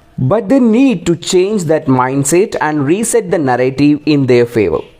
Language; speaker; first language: English; non-native, local second language; Malayalam